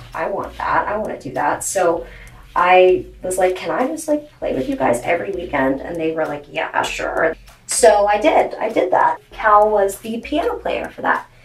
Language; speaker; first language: English; native; English